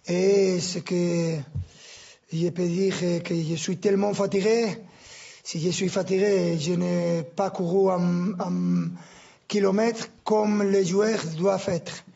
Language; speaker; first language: French; non-native, fluent; Spanish